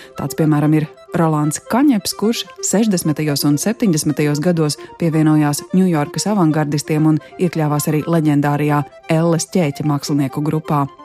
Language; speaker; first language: Latvian; native; Latvian